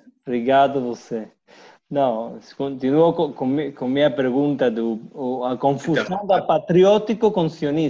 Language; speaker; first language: Portuguese; non-native, fluent; Spanish